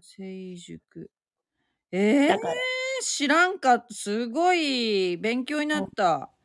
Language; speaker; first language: Japanese; native; Japanese